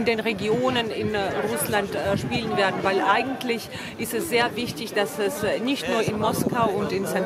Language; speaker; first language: German; non-native, fluent; Russian